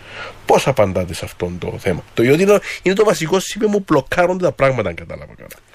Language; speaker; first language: Greek; native; Greek